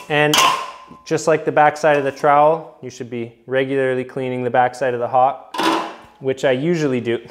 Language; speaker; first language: English; native; English